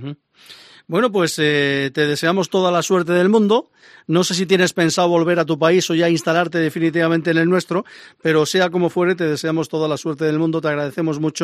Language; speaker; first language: Spanish; native; Spanish